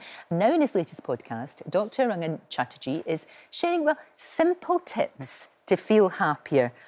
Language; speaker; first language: English; native; English